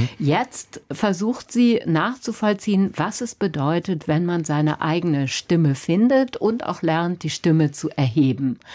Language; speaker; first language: German; native; German